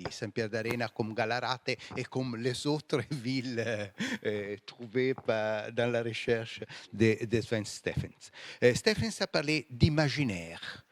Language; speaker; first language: French; non-native, fluent; Italian